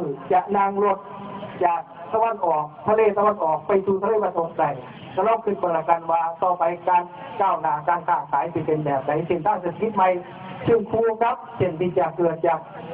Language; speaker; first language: Thai; non-native, local second language; Lao